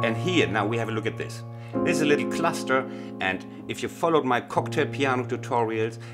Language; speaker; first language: English; non-native, fluent; German